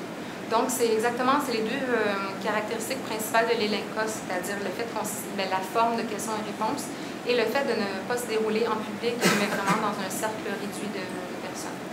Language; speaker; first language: French; native; French